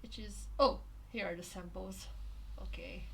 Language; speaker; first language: English; non-native, fluent; Hungarian